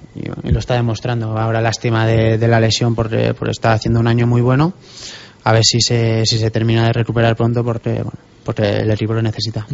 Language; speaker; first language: Spanish; native; Spanish